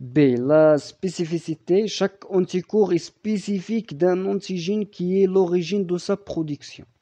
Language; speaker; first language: French; non-native, local second language; Arabic